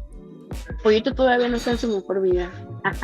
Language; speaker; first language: Spanish; native; Spanish